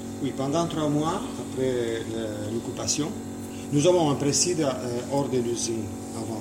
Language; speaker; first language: French; non-native, fluent; Italian